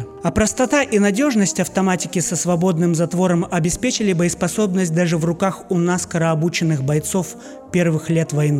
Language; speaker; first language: Russian; native; Russian